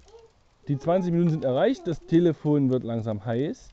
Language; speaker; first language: German; native; German